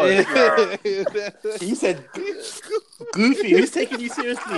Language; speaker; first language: English; native; English